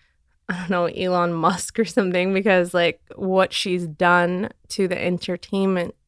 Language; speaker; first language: English; non-native, fluent; Armenian